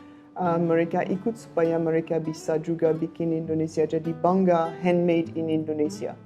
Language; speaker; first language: Indonesian; non-native, learner; French